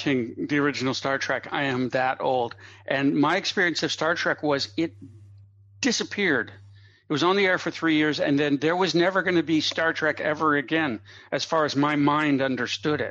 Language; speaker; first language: English; native; English